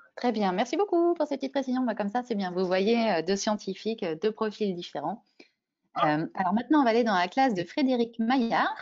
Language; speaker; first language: French; native; French